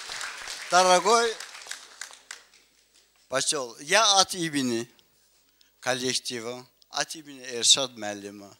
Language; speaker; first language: Russian; non-native, local second language; Azerbaijani